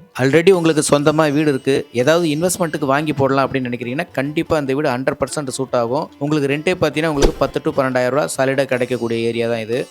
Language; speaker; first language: Tamil; native; Tamil